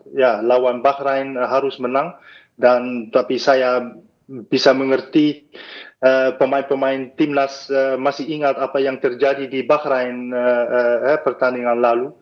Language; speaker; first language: Indonesian; non-native, fluent; Dutch